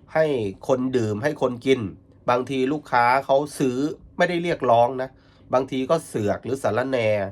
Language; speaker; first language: Thai; native; Thai